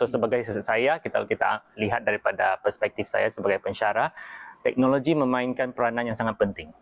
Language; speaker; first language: Malay; native; Malay